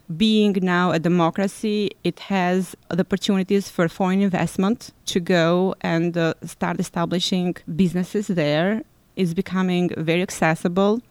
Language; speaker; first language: English; non-native, fluent; Albanian